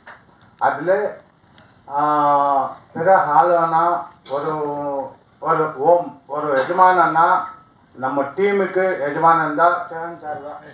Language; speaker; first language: Tamil; non-native, learner; Kannada